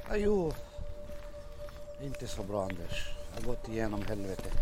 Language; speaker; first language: Swedish; early bilingual, other home language; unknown